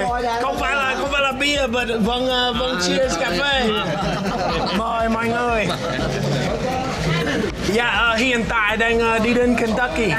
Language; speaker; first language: Vietnamese; non-native, fluent; English